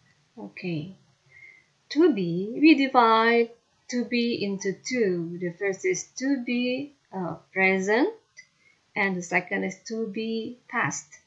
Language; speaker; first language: English; non-native, fluent; Indonesian